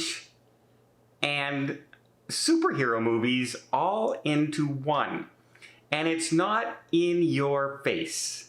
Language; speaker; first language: English; native; English